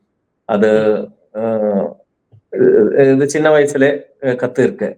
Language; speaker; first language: Tamil; non-native, learner; Malayalam